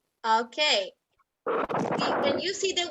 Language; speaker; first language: English; non-native, fluent; Spanish